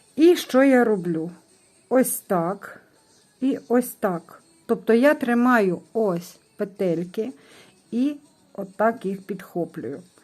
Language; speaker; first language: Ukrainian; non-native, local second language; Russian